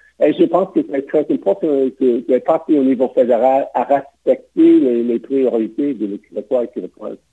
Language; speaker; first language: French; non-native, local second language; English